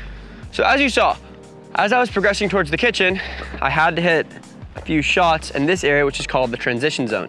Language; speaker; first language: English; native; English